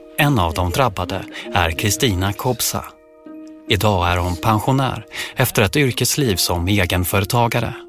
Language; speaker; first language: Swedish; native; Swedish